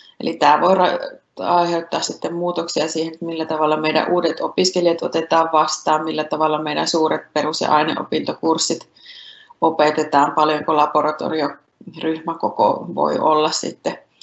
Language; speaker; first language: Finnish; native; Finnish